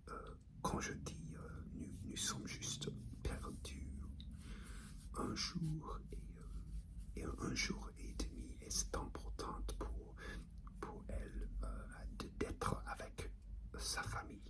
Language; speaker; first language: French; non-native, learner; English